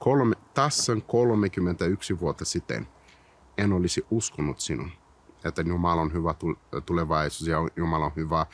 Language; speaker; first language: Finnish; non-native, learner; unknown